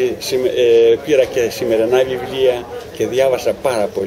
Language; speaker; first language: Greek; non-native, learner; Ukrainian